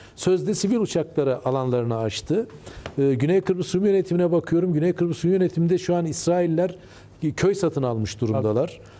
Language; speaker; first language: Turkish; early bilingual, heritage; Turkish